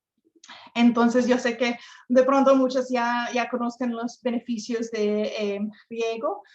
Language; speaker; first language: Spanish; non-native, fluent; English